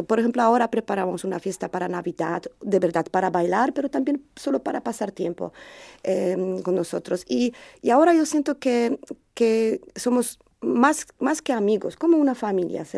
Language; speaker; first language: Spanish; non-native, learner; Polish